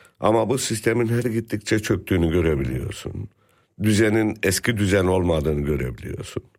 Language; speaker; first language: Turkish; native; Turkish